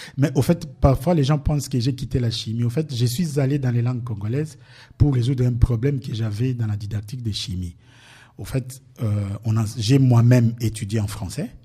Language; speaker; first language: French; non-native, local second language; Lingala